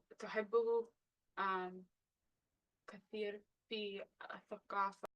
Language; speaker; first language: Arabic; non-native, learner; English